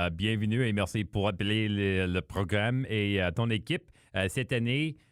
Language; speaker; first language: French; non-native, learner; English